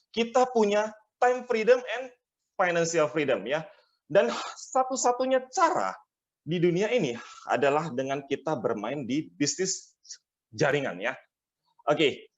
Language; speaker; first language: Indonesian; native; Indonesian